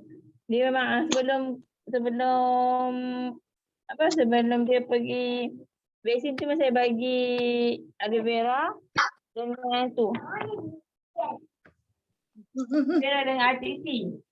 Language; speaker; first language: Malay; native; Malay